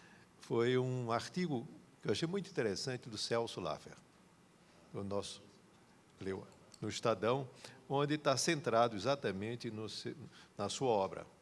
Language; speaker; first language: Portuguese; native; Portuguese